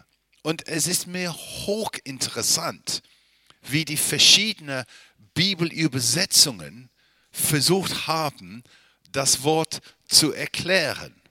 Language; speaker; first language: German; non-native, fluent; English